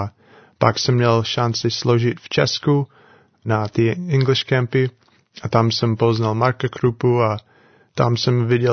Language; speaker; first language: Czech; non-native, learner; English